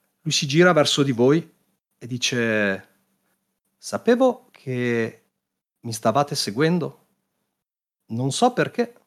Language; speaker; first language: Italian; native; Italian